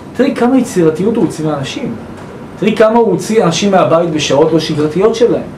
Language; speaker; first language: Hebrew; native; Hebrew